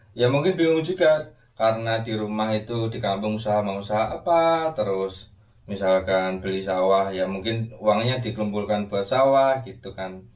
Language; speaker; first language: Indonesian; non-native, local second language; Javanese